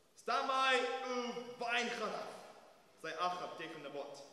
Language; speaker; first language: Dutch; non-native, fluent; English